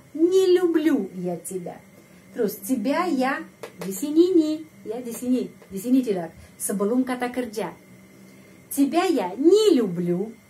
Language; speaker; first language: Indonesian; non-native, fluent; Russian